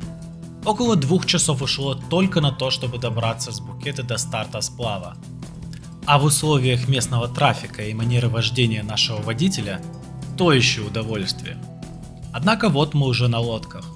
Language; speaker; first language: Russian; native; Russian